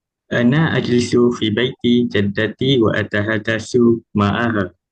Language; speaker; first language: Arabic; non-native, learner; Malay